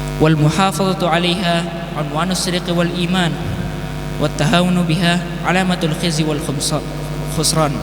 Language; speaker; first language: Arabic; non-native, learner; Indonesian